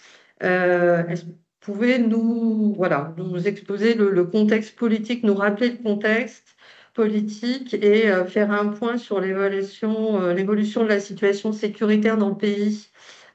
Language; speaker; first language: French; native; French